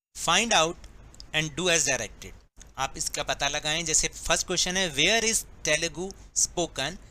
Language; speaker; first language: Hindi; native; Hindi